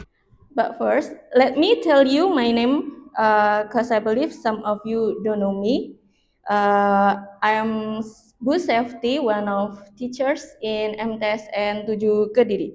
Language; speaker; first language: English; non-native, learner; Indonesian